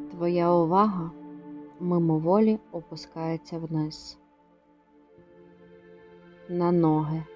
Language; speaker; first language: Ukrainian; native; Ukrainian